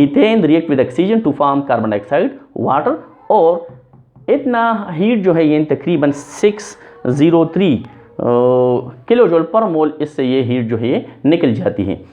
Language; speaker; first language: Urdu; non-native, local second language; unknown